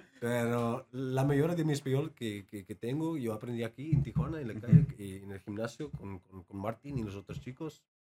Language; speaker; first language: Spanish; non-native, learner; Dutch